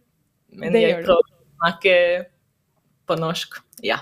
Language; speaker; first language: Norwegian; non-native, learner; Russian